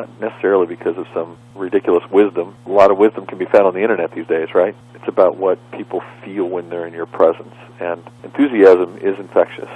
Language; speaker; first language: English; native; English